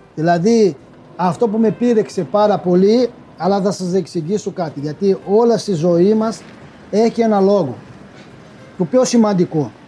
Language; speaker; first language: Greek; non-native, fluent; Portuguese